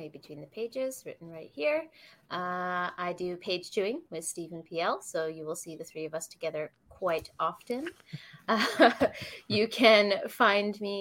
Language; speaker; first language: English; native; English